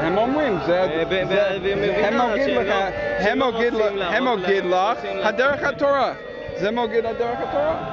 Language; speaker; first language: Hebrew; non-native, fluent; English